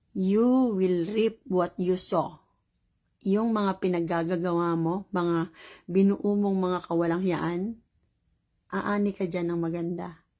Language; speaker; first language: Filipino; native; Filipino